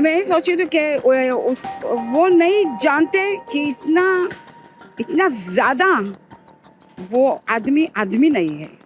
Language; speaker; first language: Hindi; early bilingual, heritage; Hindi